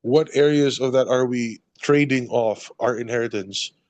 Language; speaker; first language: English; non-native, local second language; Filipino